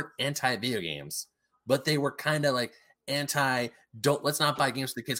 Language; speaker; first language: English; native; English